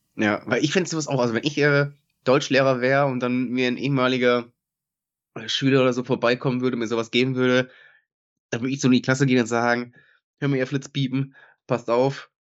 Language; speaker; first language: German; native; German